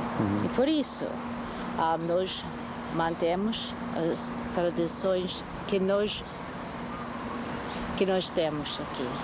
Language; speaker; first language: Portuguese; early bilingual, heritage; Portuguese